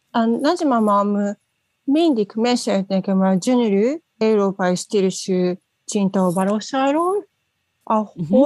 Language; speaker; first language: Hungarian; non-native, learner; Japanese